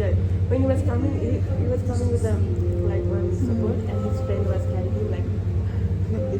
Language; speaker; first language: English; non-native, learner; Tibetan